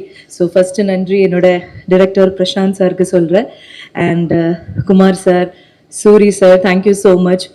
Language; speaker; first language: Tamil; non-native, local second language; Malayalam